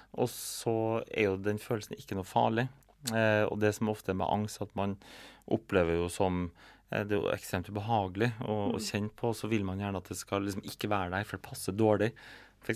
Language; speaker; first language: Norwegian; native; Norwegian